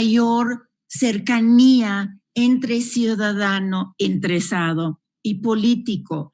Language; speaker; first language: Spanish; non-native, fluent; English